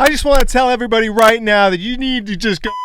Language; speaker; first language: English; native; English